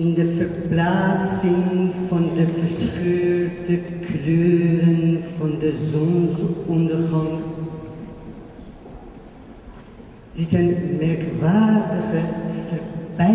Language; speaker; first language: Dutch; non-native, fluent; Persian